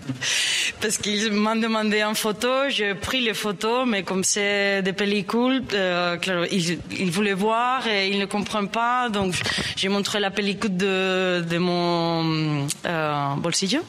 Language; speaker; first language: French; non-native, learner; Spanish